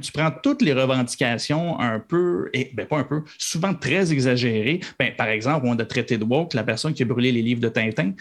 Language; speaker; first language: French; native; French